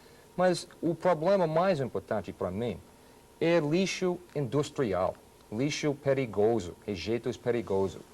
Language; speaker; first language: Portuguese; non-native, fluent; English